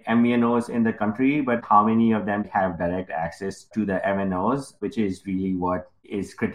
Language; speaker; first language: English; non-native, local second language; Urdu